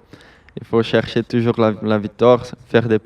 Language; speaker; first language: French; non-native, learner; Portuguese